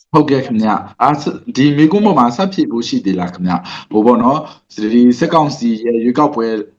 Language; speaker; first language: Burmese; native; Burmese